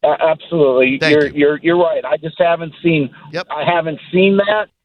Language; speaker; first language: English; native; English